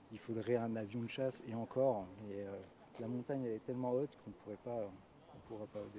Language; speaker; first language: French; native; French